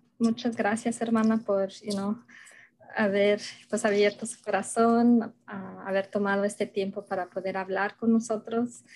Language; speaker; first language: Spanish; early bilingual, heritage; Spanish